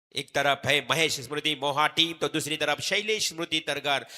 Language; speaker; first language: Hindi; non-native, local second language; Marathi